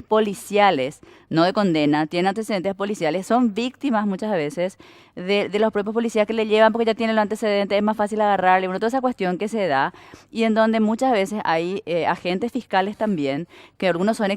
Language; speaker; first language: Spanish; native; Spanish